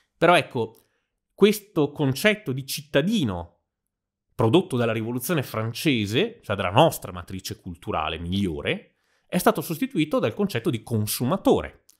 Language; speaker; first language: Italian; native; Italian